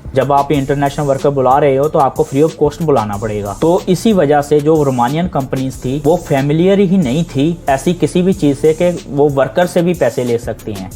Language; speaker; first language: Hindi; non-native, local second language; Punjabi